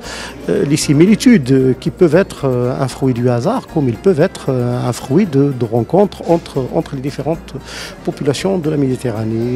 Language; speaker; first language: French; non-native, local second language; Arabic